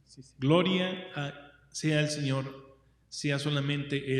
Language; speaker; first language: Spanish; native; Spanish